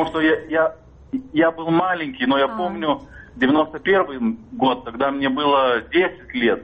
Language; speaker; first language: Russian; non-native, fluent; Lithuanian